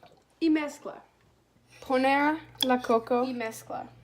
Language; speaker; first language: Spanish; non-native, learner; English